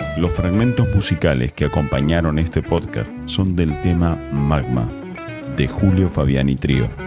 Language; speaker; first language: Spanish; native; Spanish